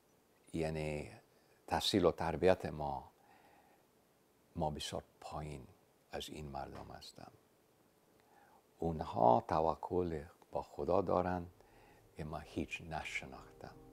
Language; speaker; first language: Persian; non-native, fluent; English